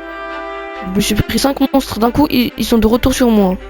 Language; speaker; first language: French; native; French